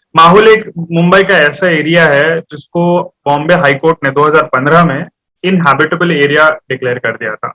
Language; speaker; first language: Hindi; non-native, local second language; Marathi